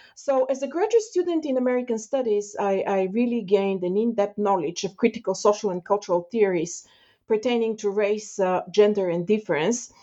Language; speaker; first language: English; non-native, fluent; Bulgarian